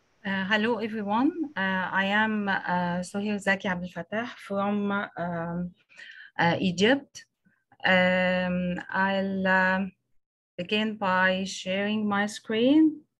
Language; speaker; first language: English; non-native, local second language; Arabic